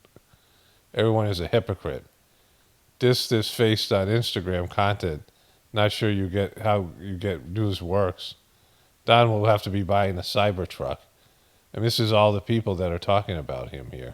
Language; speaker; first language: English; native; English